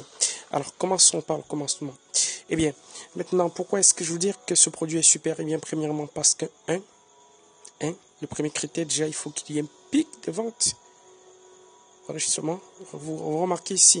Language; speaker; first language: French; native; French